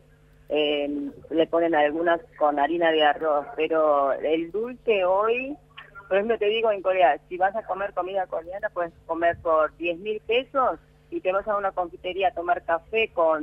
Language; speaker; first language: Spanish; early bilingual, other home language; Korean